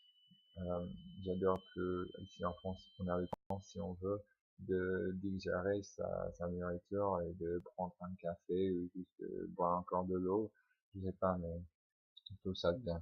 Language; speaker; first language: French; non-native, fluent; English